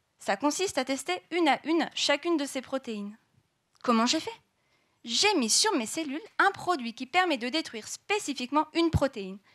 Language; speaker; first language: French; native; French